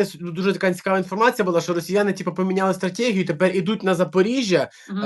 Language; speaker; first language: Ukrainian; native; Ukrainian